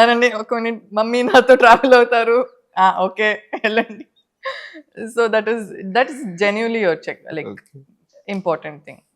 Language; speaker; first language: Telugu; non-native, fluent; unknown